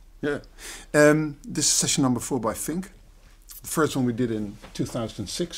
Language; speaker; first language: English; non-native, fluent; Dutch